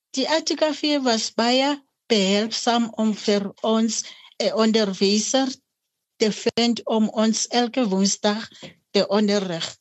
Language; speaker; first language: Afrikaans; non-native, local second language; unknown